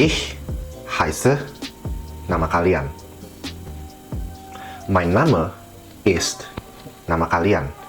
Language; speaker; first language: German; non-native, fluent; Indonesian